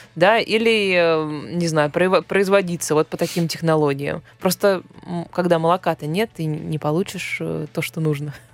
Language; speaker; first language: Russian; native; Russian